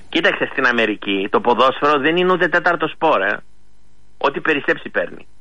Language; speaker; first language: Greek; early bilingual, heritage; Greek